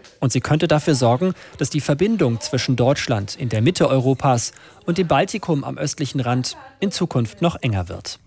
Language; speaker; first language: German; native; German